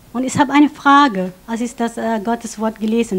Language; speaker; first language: German; non-native, fluent; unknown